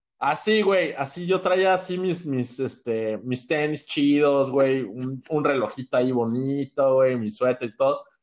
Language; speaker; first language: Spanish; native; Spanish